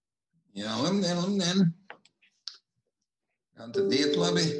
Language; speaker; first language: Latvian; native; Latvian